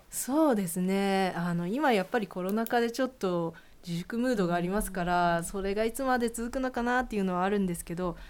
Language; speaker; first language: Japanese; native; Japanese